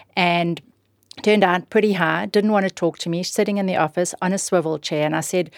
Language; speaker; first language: English; native; English